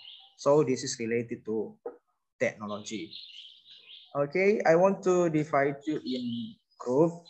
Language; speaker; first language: English; non-native, learner; Indonesian